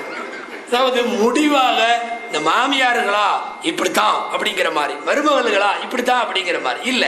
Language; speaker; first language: Tamil; native; Tamil